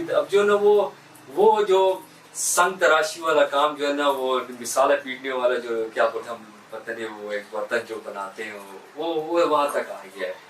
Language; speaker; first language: Urdu; non-native, local second language; Pashto